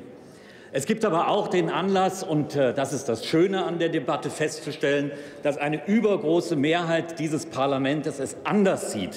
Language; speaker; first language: German; native; German